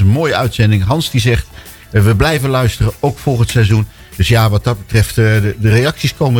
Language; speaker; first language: Dutch; native; Dutch